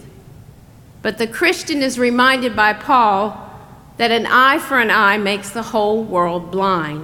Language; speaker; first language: English; native; English